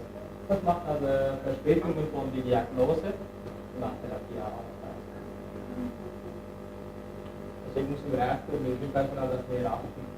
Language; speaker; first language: German; non-native, learner; Turkish